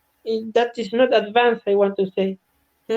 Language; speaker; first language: English; non-native, learner; Spanish